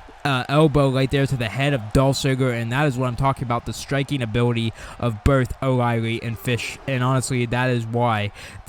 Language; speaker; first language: English; native; English